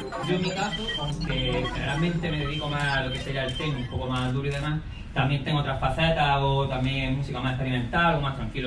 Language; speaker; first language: Spanish; native; Spanish